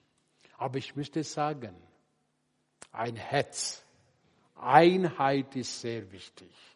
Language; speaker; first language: German; non-native, learner; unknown